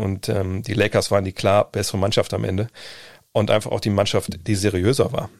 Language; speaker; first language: German; native; German